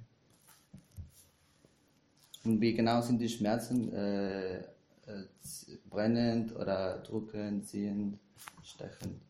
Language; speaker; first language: German; non-native, learner; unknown